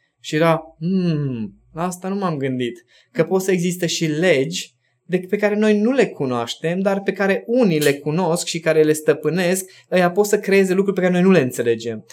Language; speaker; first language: Romanian; non-native, local second language; Hungarian